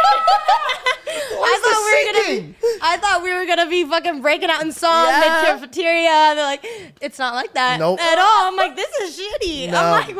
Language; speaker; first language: English; native; English